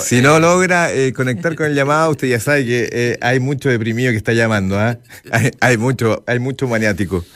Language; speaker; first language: Spanish; native; Spanish